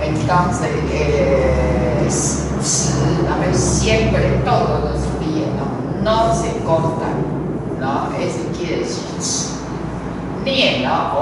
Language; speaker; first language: Spanish; non-native, learner; Chinese